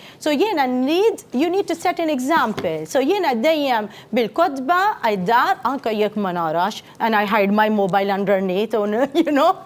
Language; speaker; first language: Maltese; non-native, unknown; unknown